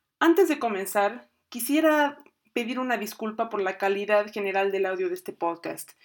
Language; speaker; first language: Spanish; native; Spanish